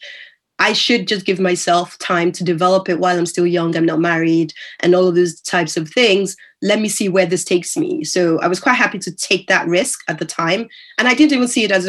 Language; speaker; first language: English; non-native, local second language; Yoruba